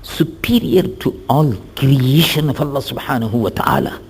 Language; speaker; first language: English; non-native, local second language; Urdu